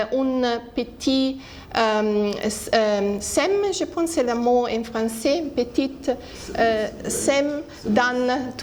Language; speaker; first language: French; non-native, fluent; Italian